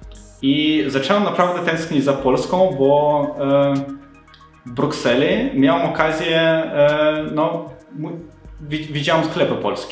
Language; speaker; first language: Polish; non-native, fluent; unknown